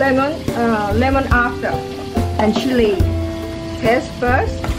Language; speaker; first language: English; non-native, learner; Thai